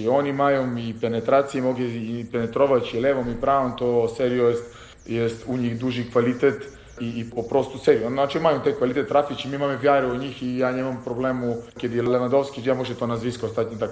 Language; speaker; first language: Polish; non-native, fluent; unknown